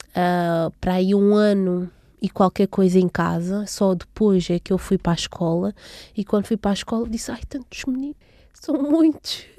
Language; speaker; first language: Portuguese; native; Portuguese